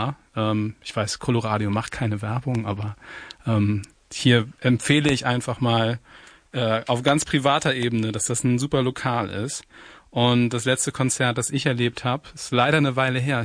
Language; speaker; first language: German; native; German